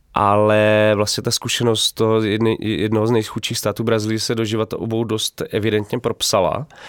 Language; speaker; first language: Czech; native; Czech